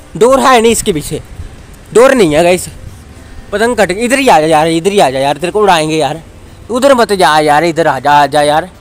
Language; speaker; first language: Hindi; non-native, local second language; Punjabi